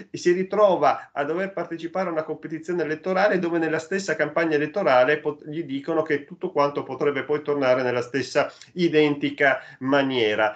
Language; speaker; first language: Italian; native; Italian